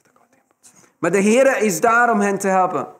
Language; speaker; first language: Dutch; non-native, fluent; Spanish